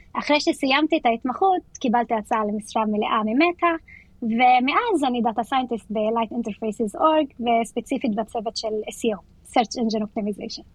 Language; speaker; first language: Hebrew; non-native, local second language; Arabic